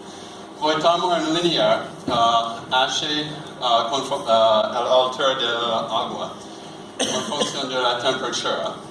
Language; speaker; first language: Spanish; non-native, learner; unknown